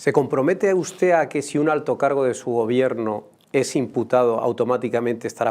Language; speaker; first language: Spanish; native; Spanish